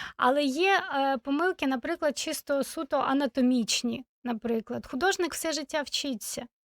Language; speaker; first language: Ukrainian; non-native, local second language; Russian